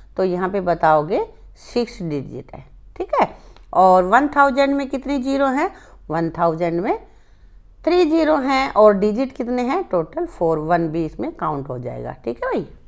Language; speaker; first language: Hindi; native; Hindi